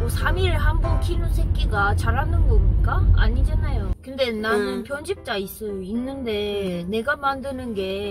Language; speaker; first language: Korean; non-native, learner; Japanese